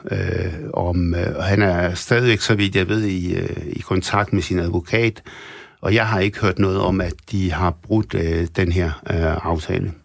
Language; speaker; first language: Danish; early bilingual, other home language; Arabic